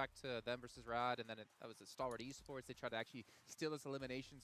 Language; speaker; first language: English; native; English